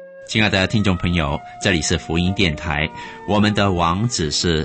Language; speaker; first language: Chinese; native; Chinese